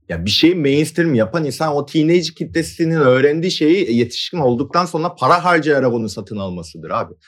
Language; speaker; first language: Turkish; non-native, fluent; Korean